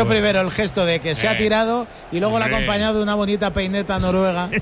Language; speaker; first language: Spanish; native; Spanish